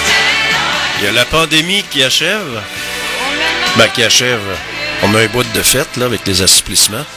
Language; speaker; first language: French; native; French